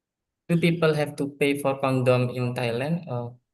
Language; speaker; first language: English; non-native, learner; Indonesian